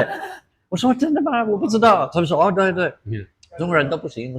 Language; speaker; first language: Chinese; non-native, fluent; English